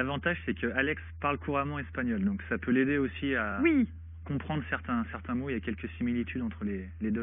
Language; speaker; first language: French; native; French